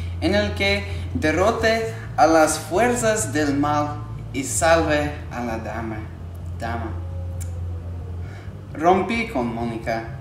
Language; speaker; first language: Spanish; non-native, learner; English